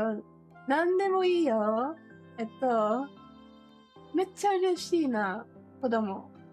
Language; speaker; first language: Japanese; non-native, learner; English